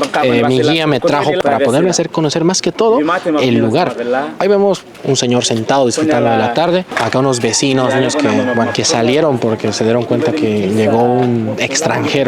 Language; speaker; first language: Spanish; native; Spanish